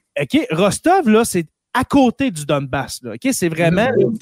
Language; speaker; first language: French; native; French